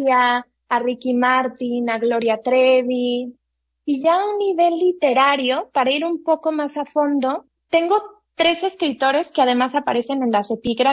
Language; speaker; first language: Spanish; native; Spanish